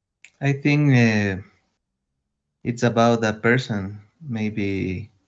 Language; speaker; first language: English; non-native, learner; Spanish